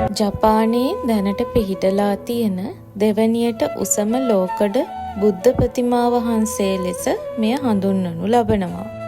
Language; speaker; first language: Sinhala; native; Sinhala